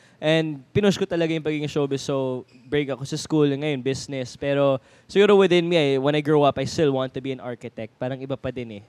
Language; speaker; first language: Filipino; non-native, local second language; Cebuano